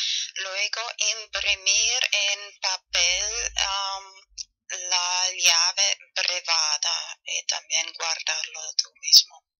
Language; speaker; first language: Spanish; non-native, learner; German